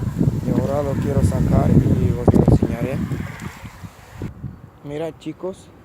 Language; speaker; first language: Spanish; non-native, local second language; Catalan